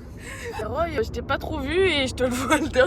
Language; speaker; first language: French; native; French